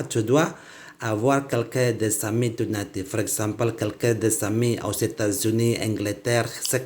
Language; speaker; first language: French; non-native, learner; Indonesian